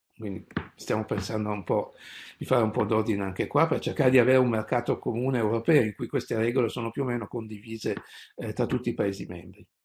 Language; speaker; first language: Italian; native; Italian